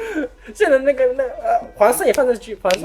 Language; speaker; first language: Chinese; early bilingual, heritage; Chinese